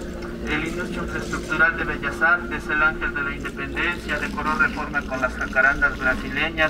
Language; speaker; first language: Spanish; native; Spanish